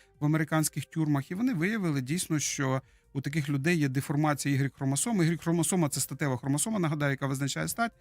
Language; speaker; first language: Ukrainian; native; Ukrainian